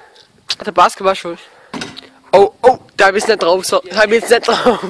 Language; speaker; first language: German; native; German